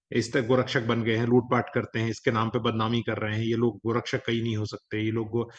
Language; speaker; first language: Hindi; native; Hindi